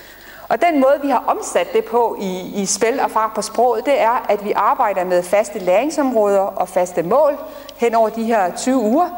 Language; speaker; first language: Danish; native; Danish